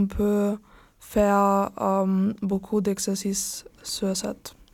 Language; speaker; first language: French; non-native, learner; German